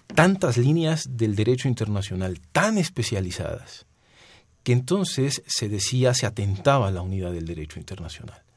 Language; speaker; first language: Spanish; native; Spanish